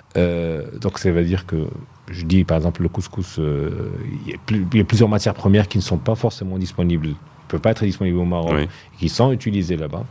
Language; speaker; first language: French; non-native, local second language; Arabic